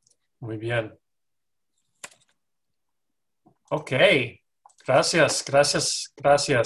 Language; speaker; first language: Spanish; non-native, fluent; English